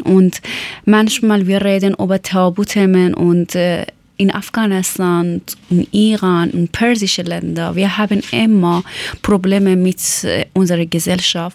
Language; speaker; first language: German; non-native, learner; Persian